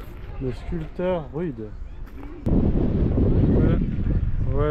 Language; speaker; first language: French; native; French